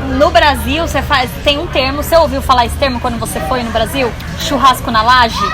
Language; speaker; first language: Portuguese; native; Portuguese